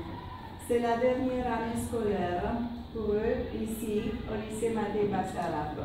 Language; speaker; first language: French; non-native, fluent; Romanian